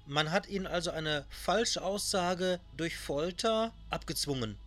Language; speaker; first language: German; native; German